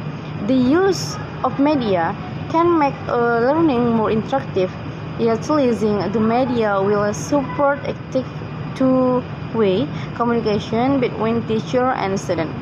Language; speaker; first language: English; non-native, fluent; Indonesian